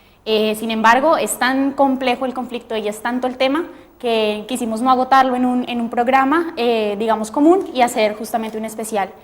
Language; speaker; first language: Spanish; native; Spanish